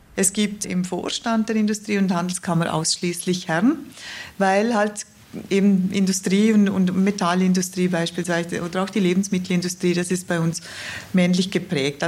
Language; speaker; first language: German; native; German